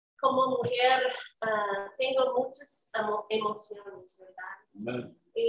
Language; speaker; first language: Spanish; non-native, learner; English